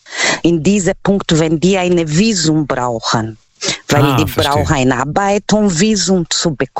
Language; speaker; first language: German; non-native, learner; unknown